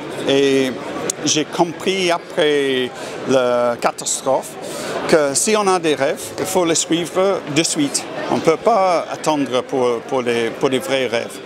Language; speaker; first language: French; non-native, fluent; English